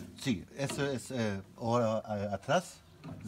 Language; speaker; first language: Spanish; non-native, learner; German